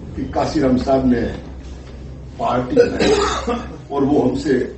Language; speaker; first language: Hindi; non-native, local second language; Gujarati